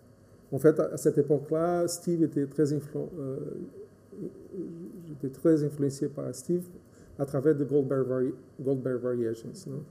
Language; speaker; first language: French; non-native, fluent; Portuguese